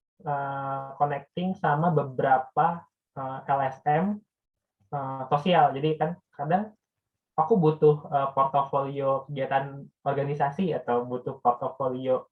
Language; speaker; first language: Indonesian; native; Indonesian